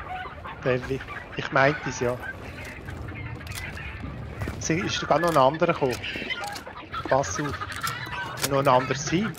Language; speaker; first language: German; native; German